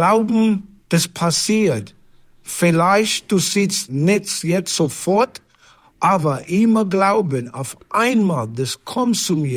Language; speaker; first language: German; non-native, learner; English